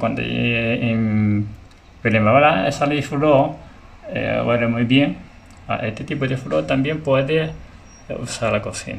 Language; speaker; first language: Spanish; non-native, learner; Chinese